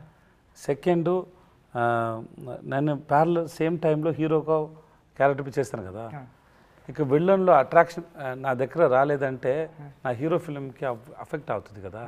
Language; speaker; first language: Telugu; non-native, learner; Tamil